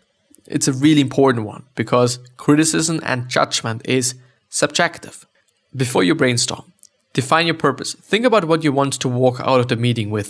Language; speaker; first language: English; non-native, fluent; German